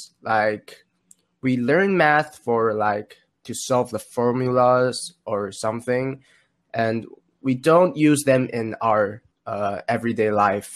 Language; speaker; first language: English; non-native, learner; Chinese